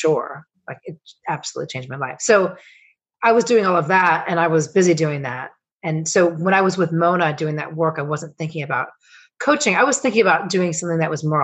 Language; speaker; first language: English; native; English